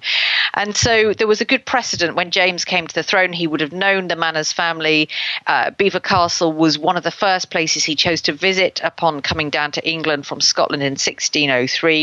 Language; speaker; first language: English; native; English